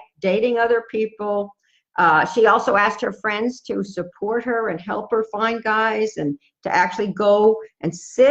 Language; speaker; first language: English; native; English